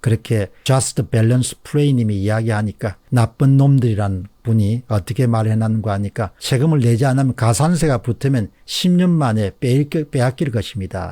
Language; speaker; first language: Korean; native; Korean